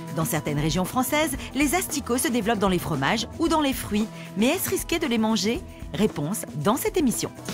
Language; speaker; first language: French; native; French